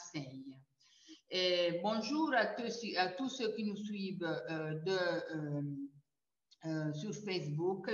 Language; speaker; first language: French; non-native, fluent; Italian